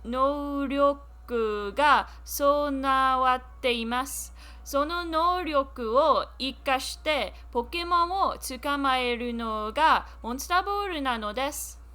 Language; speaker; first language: Japanese; non-native, learner; English